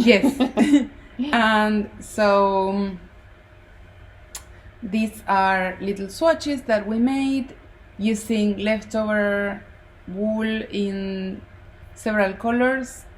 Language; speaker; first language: English; non-native, fluent; Spanish